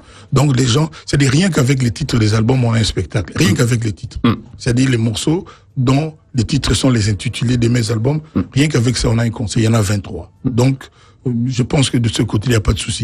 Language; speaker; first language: French; non-native, local second language; Lingala